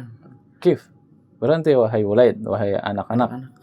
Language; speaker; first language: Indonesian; native; Indonesian